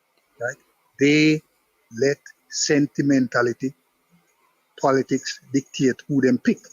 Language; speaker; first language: English; non-native, local second language; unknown